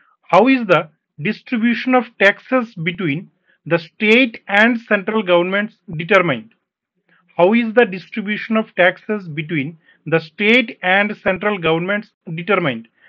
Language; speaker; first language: English; non-native, local second language; Bangla